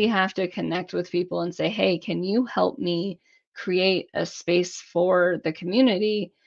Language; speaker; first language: English; native; English